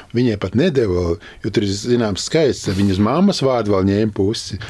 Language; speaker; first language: Latvian; native; Latvian